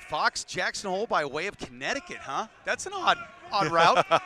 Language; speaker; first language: English; native; English